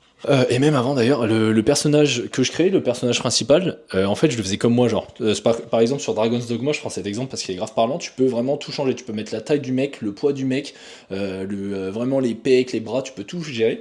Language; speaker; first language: French; native; French